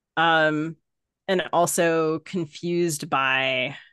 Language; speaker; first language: English; native; English